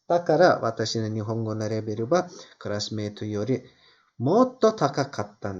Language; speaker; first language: Japanese; non-native, fluent; Turkish